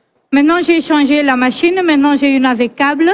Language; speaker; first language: French; non-native, fluent; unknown